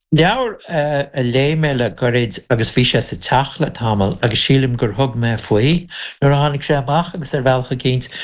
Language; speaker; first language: Irish; non-native, local second language; English